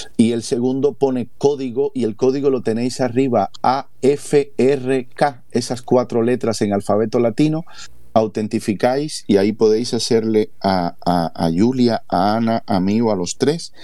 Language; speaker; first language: Spanish; native; Spanish